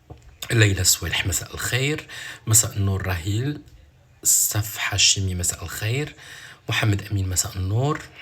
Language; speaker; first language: Arabic; native; Arabic